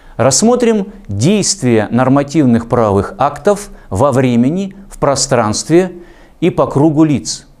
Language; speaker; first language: Russian; native; Russian